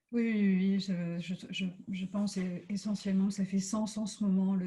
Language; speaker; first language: French; native; French